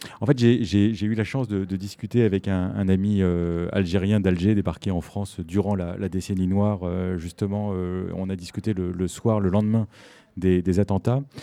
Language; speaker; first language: French; native; French